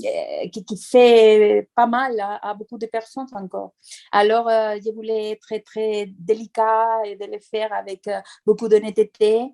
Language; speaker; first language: French; non-native, fluent; Spanish